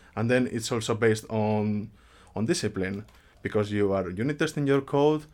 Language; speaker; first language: English; non-native, fluent; Spanish